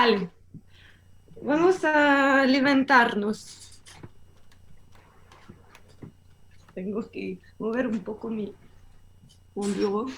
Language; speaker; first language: Spanish; non-native, learner; French